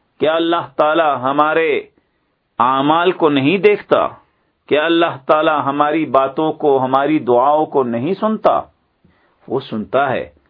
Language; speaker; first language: Urdu; native; Urdu